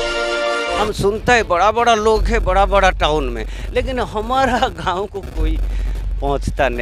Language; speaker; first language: Hindi; non-native, local second language; Odia